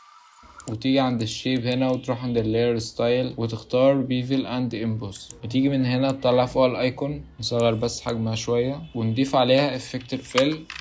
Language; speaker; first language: Arabic; native; Arabic